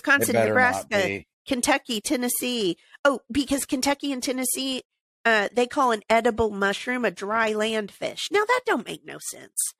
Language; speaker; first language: English; native; English